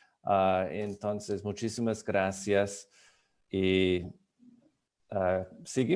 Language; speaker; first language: Spanish; non-native, fluent; English